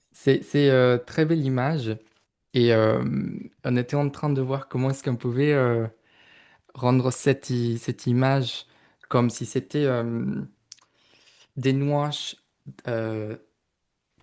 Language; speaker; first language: French; non-native, fluent; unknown